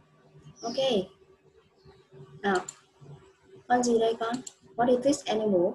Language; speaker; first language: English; non-native, fluent; Vietnamese